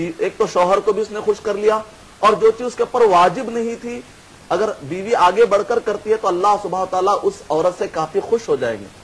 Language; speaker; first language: Urdu; native; Urdu